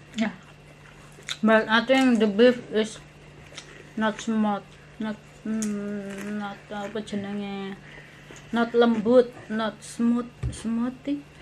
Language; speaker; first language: English; non-native, learner; Indonesian